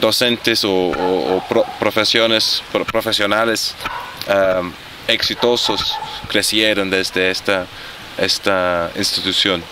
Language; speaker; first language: Spanish; non-native, fluent; Arabic